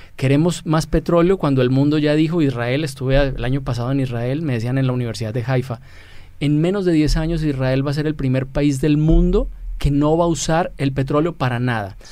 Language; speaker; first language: Spanish; native; Spanish